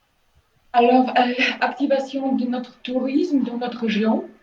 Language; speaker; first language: French; non-native, fluent; Polish